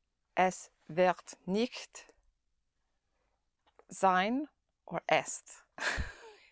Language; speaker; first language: German; non-native, learner; English